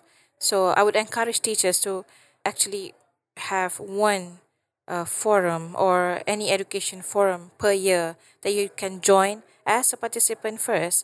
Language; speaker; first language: English; non-native, local second language; Malay